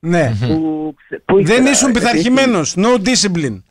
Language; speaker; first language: Greek; native; Greek